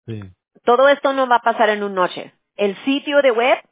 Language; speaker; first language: Spanish; early bilingual, heritage; English